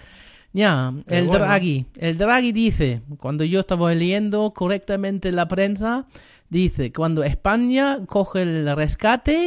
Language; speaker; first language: Spanish; non-native, learner; German